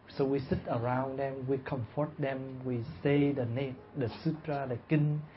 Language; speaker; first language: English; non-native, fluent; Vietnamese